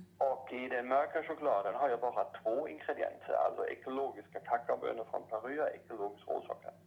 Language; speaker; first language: Swedish; non-native, fluent; German